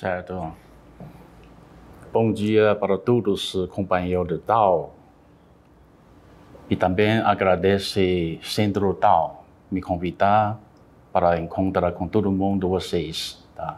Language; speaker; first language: Portuguese; non-native, learner; Chinese